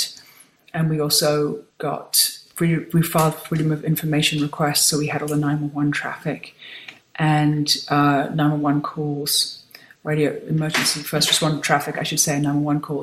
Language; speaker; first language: English; native; English